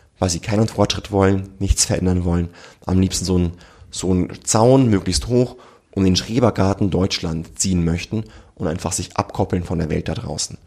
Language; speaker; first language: German; native; German